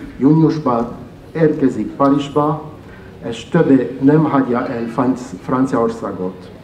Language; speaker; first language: Hungarian; non-native, fluent; French